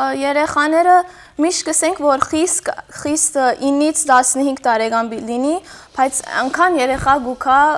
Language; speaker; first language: Armenian; early bilingual, heritage; Armenian